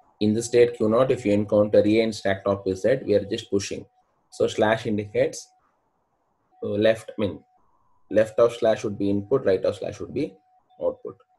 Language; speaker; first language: English; non-native, local second language; Kannada